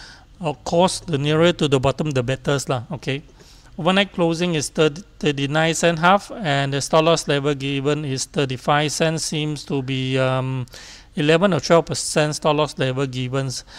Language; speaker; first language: English; non-native, local second language; Chinese